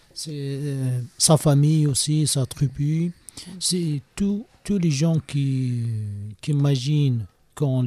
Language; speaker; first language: French; non-native, learner; Arabic